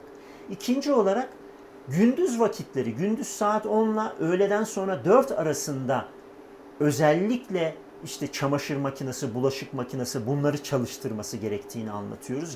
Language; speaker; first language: Turkish; native; Turkish